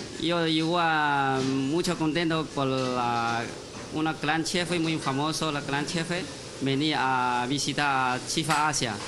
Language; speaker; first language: Spanish; non-native, learner; Chinese